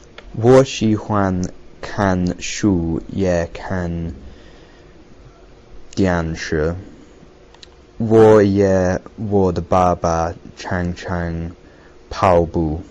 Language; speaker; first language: Chinese; non-native, learner; English